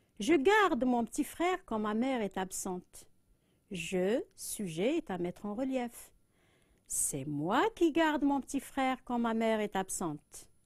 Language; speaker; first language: French; non-native, local second language; Arabic